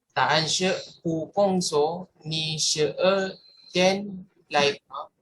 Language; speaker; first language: Chinese; non-native, learner; Malay